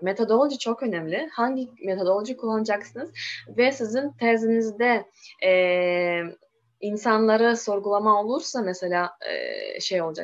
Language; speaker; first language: Turkish; non-native, learner; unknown